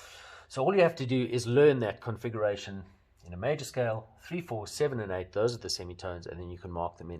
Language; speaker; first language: English; native; English